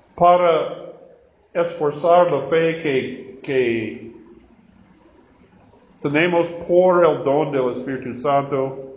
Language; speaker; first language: Spanish; non-native, learner; English